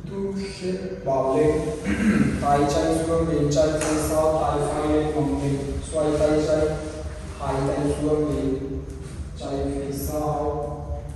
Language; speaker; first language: Vietnamese; non-native, learner; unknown